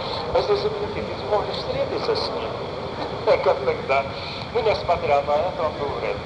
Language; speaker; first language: Russian; non-native, fluent; Lithuanian